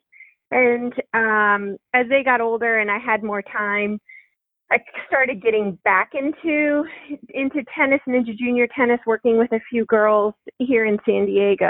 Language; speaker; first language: English; native; English